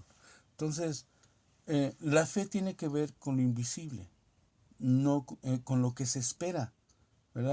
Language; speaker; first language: Spanish; native; Spanish